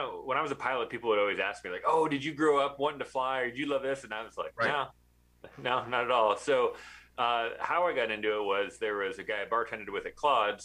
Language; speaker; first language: English; native; English